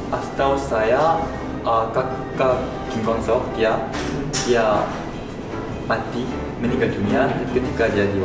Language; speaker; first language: Indonesian; non-native, fluent; Korean